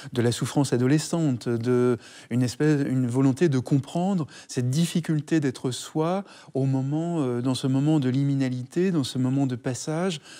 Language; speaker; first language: French; native; French